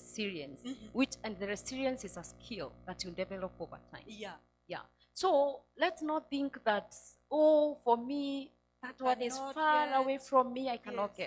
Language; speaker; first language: English; non-native, local second language; Swahili